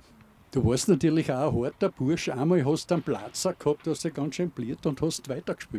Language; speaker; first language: German; native; German